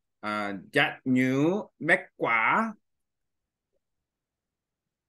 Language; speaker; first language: Vietnamese; non-native, learner; Korean